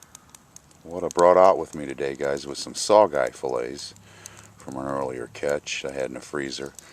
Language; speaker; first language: English; native; English